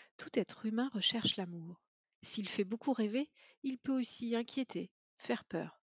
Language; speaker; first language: French; native; French